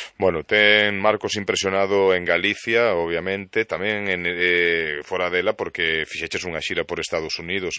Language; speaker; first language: Galician; native; Galician